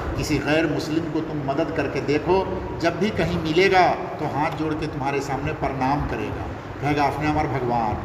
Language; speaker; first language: Urdu; non-native, local second language; Bangla